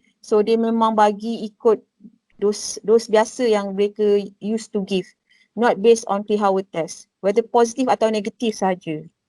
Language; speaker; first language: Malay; native; Malay